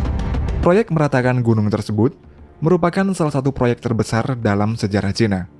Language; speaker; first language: Indonesian; native; Indonesian